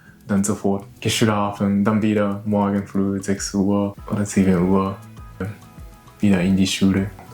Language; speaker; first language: German; non-native, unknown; Japanese